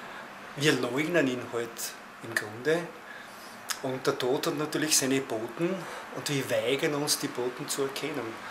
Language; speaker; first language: German; native; German